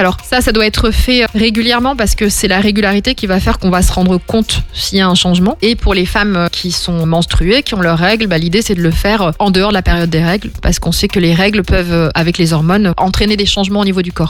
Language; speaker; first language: French; native; French